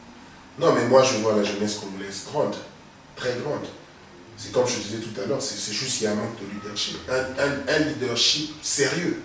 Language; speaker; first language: French; non-native, local second language; Lingala